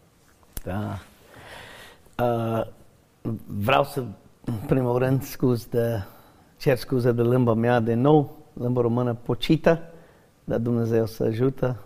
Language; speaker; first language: Romanian; non-native, learner; English